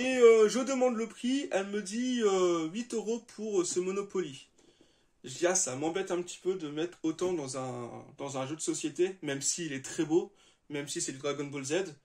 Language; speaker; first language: French; native; French